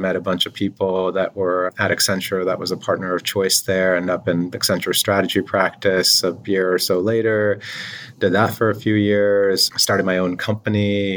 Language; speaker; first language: English; non-native, local second language; Urdu